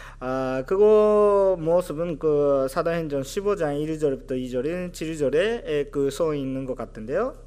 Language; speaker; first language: Korean; non-native, fluent; Japanese